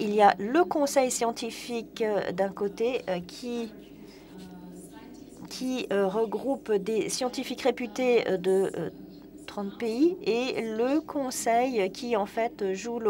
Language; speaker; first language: French; non-native, fluent; Polish